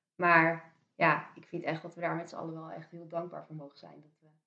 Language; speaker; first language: Dutch; native; Dutch